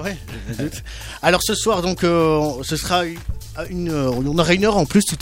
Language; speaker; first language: French; native; French